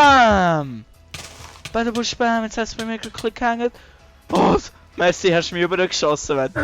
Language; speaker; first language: German; native; German